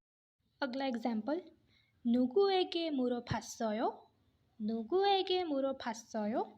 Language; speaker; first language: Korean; non-native, fluent; Hindi